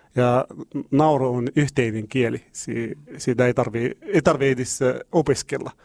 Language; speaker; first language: Finnish; non-native, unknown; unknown